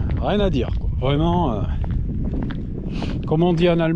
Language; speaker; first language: French; native; French